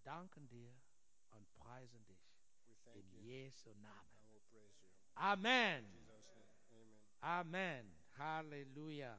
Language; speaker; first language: German; non-native, learner; English